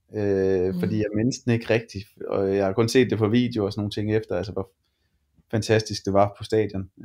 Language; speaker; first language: Danish; native; Danish